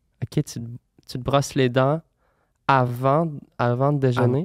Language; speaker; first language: French; native; French